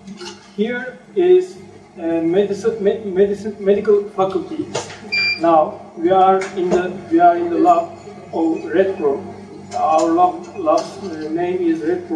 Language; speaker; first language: English; non-native, learner; Turkish